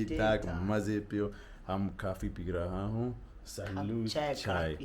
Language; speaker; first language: Hindi; non-native, local second language; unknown